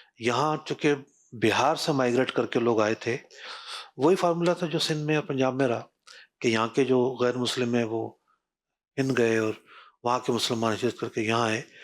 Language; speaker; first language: Urdu; non-native, local second language; Sindhi